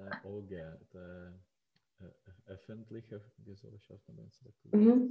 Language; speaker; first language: German; non-native, learner; Czech